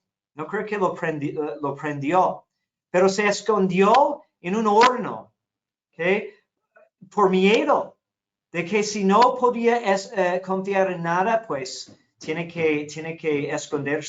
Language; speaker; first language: Spanish; non-native, fluent; English